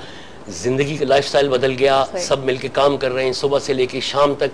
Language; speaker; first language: Urdu; native; Urdu